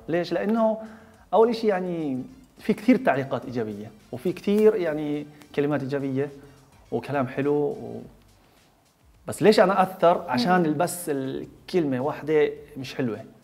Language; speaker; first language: Arabic; non-native, fluent; Korean